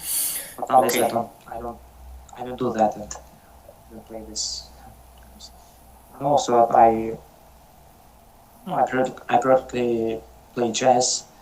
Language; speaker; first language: English; non-native, learner; Russian